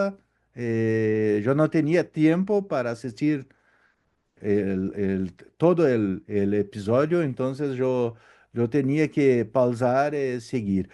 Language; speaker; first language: Spanish; non-native, learner; Portuguese